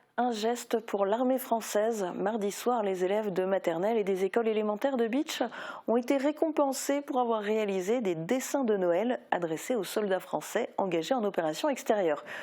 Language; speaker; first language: French; native; French